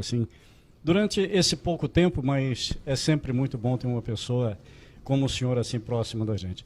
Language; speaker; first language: Portuguese; native; Portuguese